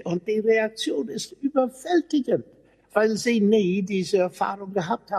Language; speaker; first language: German; non-native, fluent; English